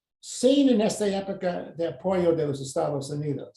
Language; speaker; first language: Spanish; non-native, fluent; English